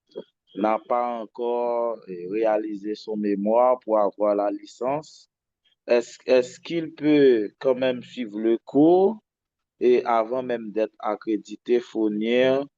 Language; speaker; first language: French; non-native, local second language; Haitian Creole